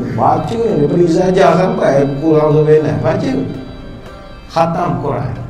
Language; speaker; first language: Malay; native; Malay